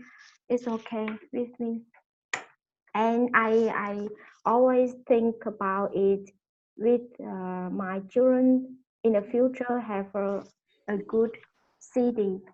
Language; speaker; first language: English; non-native, learner; Vietnamese